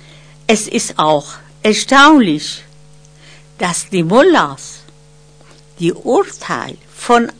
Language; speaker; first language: German; non-native, fluent; Persian